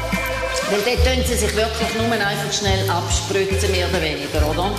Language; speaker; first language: German; native; German